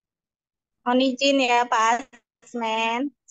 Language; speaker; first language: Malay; non-native, local second language; Javanese